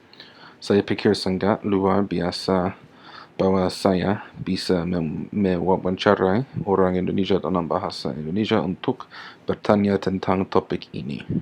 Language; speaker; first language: Indonesian; non-native, learner; English